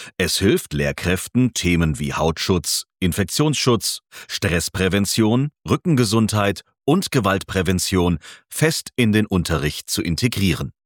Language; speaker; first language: German; native; German